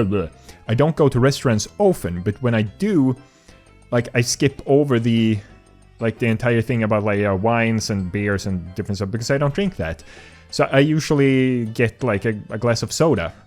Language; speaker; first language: English; non-native, fluent; Swedish